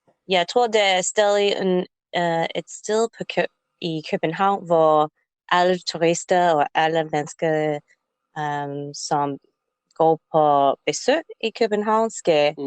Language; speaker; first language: Danish; non-native, learner; English